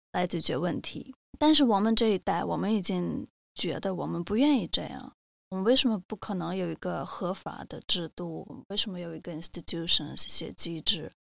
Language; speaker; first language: Chinese; non-native, fluent; Russian